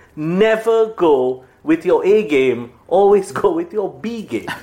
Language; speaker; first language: English; non-native, local second language; Bangla